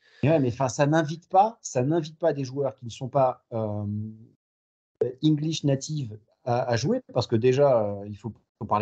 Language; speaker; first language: French; native; French